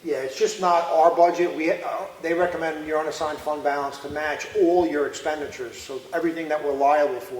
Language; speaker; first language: English; native; English